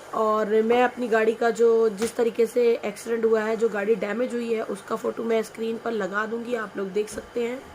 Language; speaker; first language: Hindi; native; Hindi